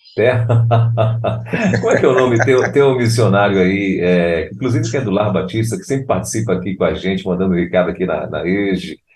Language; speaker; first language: Portuguese; native; Portuguese